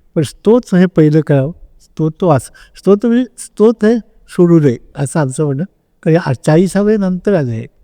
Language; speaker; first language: Marathi; native; Marathi